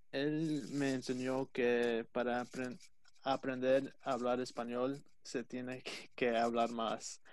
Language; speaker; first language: Spanish; early bilingual, other home language; English